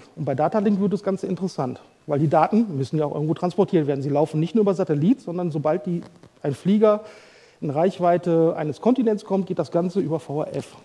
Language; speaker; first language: German; native; German